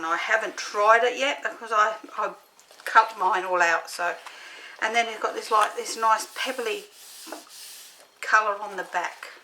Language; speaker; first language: English; native; English